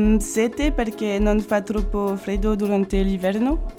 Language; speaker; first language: Italian; non-native, learner; French